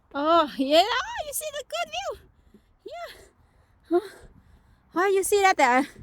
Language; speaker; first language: English; non-native, learner; Thai